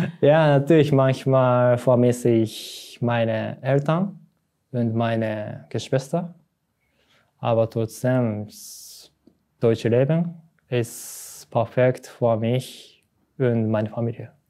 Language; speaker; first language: German; non-native, learner; Japanese